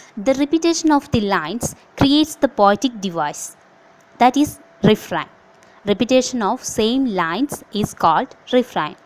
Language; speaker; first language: English; non-native, local second language; Malayalam